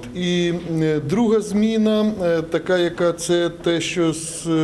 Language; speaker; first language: Ukrainian; non-native, local second language; Russian